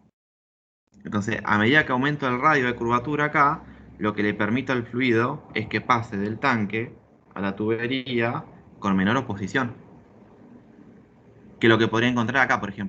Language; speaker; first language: Spanish; native; Spanish